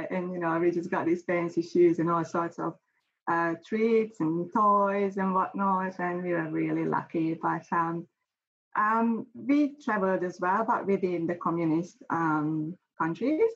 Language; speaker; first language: English; non-native, fluent; Hungarian